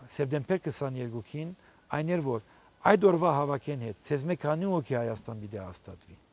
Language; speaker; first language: Armenian; early bilingual, heritage; Armenian